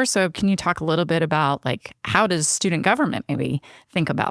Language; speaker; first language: English; native; English